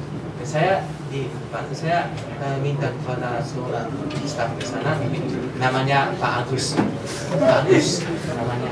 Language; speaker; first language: Indonesian; non-native, fluent; Japanese